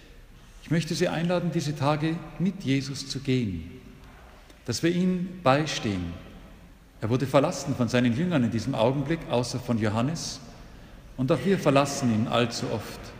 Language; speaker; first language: German; native; German